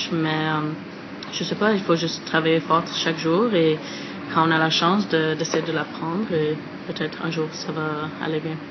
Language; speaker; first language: French; non-native, fluent; English